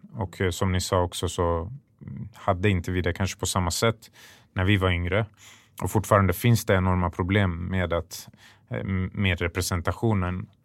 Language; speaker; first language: Swedish; early bilingual, other home language; Persian